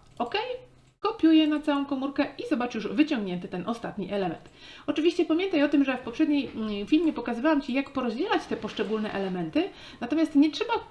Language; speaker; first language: Polish; native; Polish